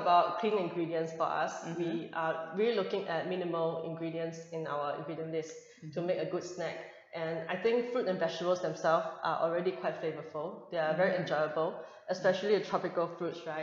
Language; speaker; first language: English; non-native, local second language; Cantonese